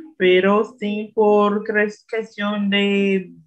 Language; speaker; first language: Spanish; non-native, learner; Portuguese